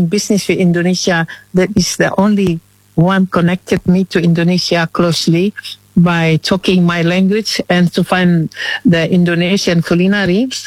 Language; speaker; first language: English; non-native, fluent; Indonesian